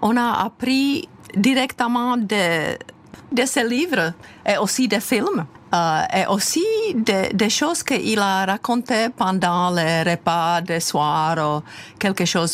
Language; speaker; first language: French; non-native, fluent; Czech